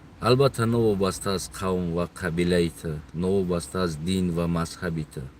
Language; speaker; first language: Tajik; non-native, local second language; Uzbek